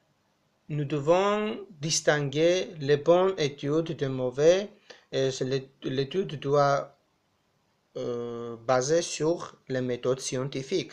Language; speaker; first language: French; non-native, fluent; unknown